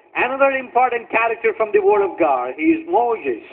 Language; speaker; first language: English; non-native, local second language; Telugu